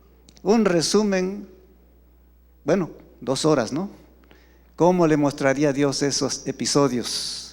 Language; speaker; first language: Spanish; native; Spanish